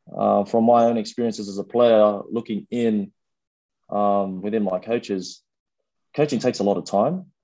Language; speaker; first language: English; early bilingual, other home language; Fijian